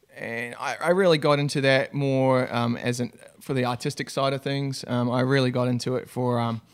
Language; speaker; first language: English; native; English